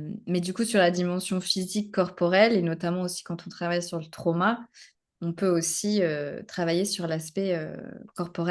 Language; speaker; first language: French; native; French